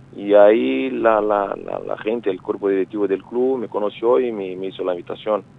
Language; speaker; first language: Spanish; non-native, fluent; Portuguese